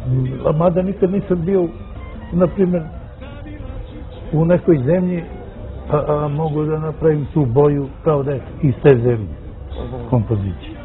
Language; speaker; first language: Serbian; non-native, local second language; Romany